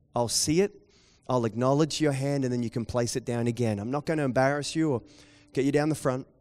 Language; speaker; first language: English; native; English